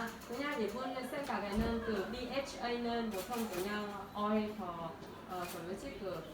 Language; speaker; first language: Korean; non-native, learner; Vietnamese